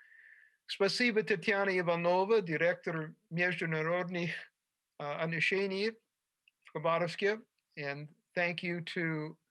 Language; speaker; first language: Russian; non-native, fluent; English